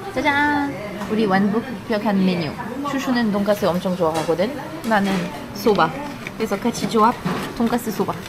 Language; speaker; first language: Korean; native; Korean